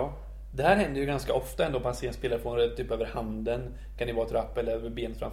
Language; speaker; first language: Swedish; native; Swedish